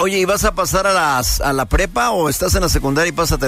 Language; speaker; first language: Spanish; native; Spanish